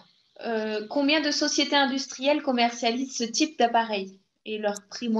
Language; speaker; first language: French; native; French